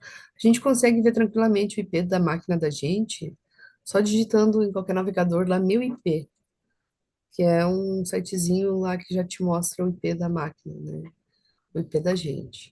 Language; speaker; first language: Portuguese; native; Portuguese